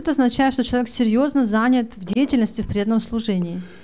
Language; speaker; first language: Russian; native; Russian